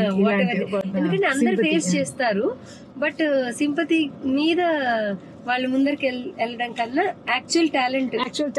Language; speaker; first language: Telugu; native; Telugu